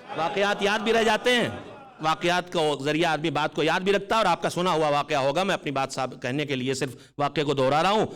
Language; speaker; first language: Urdu; native; Urdu